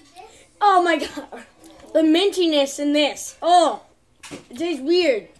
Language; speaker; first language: English; native; English